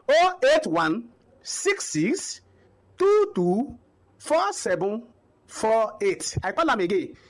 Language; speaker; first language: Nigerian Pidgin; non-native, local second language; Yoruba